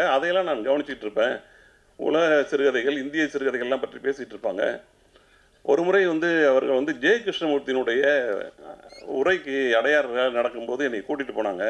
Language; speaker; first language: Tamil; native; Tamil